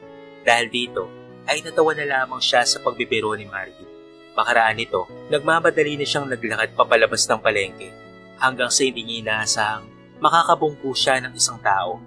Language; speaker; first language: Filipino; native; Filipino